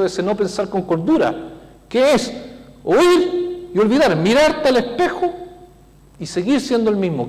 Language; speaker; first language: Spanish; native; Spanish